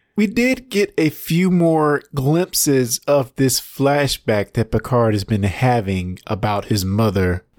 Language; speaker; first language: English; native; English